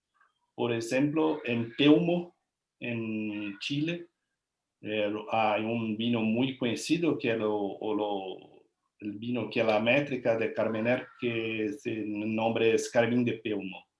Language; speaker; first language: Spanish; non-native, learner; Portuguese